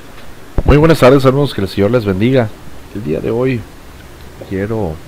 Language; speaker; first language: Spanish; native; Spanish